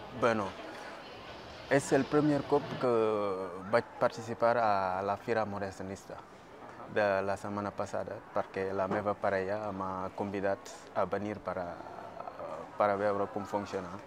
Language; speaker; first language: Catalan; non-native, learner; French